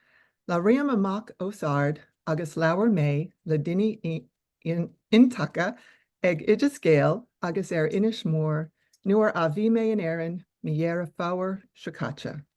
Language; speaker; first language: Irish; non-native, learner; English